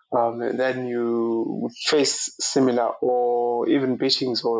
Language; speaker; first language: English; non-native, local second language; Xhosa